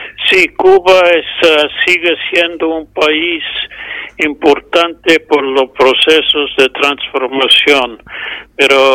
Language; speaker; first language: Spanish; non-native, fluent; English